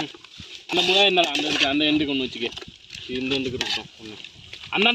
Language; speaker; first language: Tamil; native; Tamil